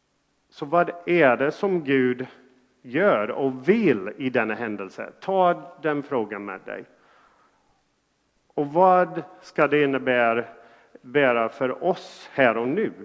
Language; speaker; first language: Swedish; non-native, fluent; English